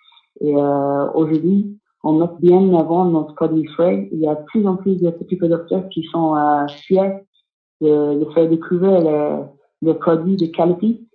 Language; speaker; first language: French; non-native, fluent; English